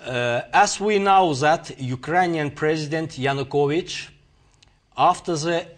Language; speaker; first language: English; non-native, learner; Azerbaijani